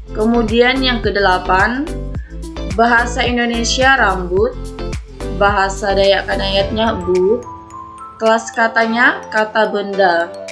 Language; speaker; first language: Indonesian; non-native, local second language; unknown